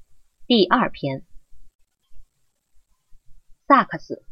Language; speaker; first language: Chinese; non-native, learner; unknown